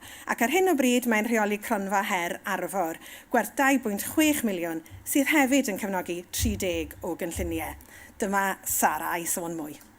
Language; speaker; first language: Welsh; native; Welsh